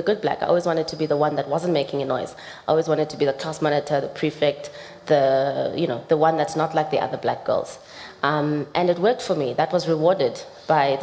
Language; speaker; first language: English; non-native, local second language; Xhosa